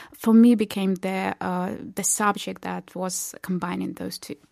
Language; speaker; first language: English; non-native, fluent; Belarusian